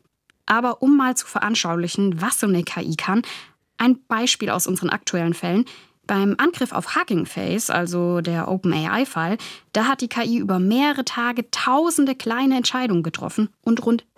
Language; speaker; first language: German; native; German